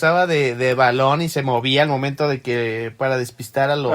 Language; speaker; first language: Spanish; native; Spanish